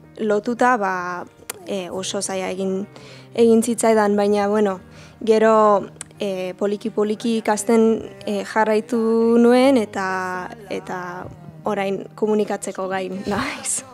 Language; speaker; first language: Basque; non-native, learner; English